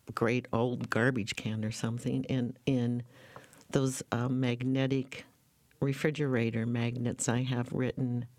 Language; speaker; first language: English; native; English